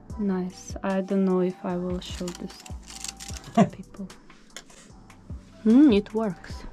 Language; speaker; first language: English; non-native, learner; Ukrainian